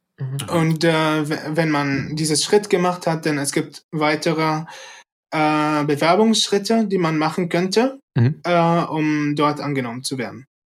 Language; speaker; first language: German; early bilingual, other home language; Arabic